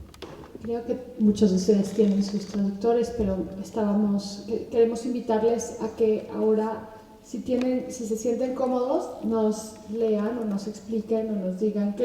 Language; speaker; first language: Spanish; native; Spanish